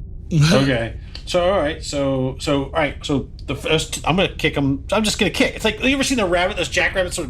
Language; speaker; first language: English; native; English